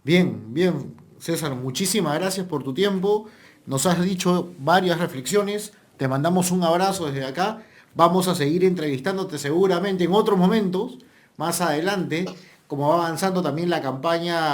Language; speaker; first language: Spanish; native; Spanish